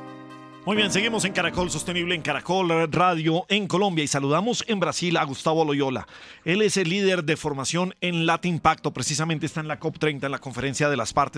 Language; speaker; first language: Spanish; native; Spanish